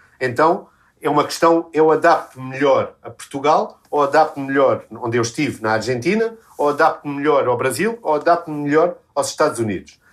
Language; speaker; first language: Portuguese; native; Portuguese